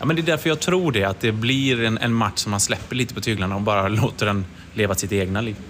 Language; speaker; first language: Swedish; native; Swedish